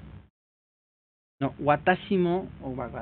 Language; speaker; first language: Japanese; non-native, learner; Spanish